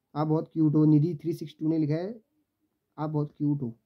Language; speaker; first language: Hindi; native; Hindi